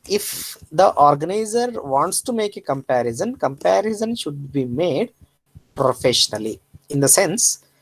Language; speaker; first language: English; non-native, local second language; Kannada